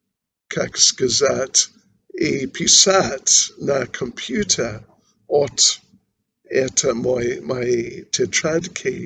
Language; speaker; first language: Russian; non-native, learner; English